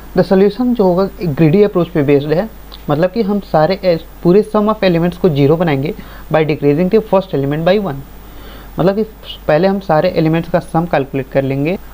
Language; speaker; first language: Hindi; native; Hindi